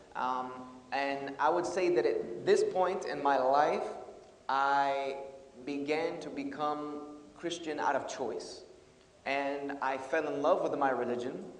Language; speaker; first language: English; native; English